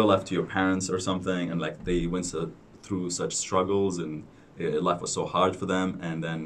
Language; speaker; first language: English; non-native, fluent; Persian